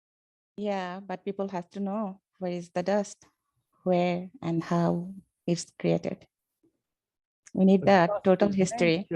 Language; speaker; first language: English; non-native, learner; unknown